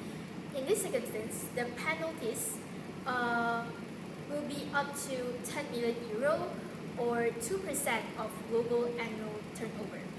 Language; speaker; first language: English; non-native, local second language; Malay